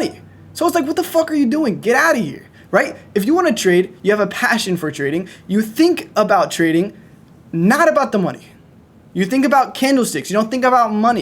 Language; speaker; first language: English; native; English